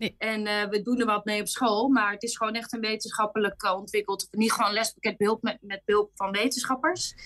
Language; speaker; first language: Dutch; native; Dutch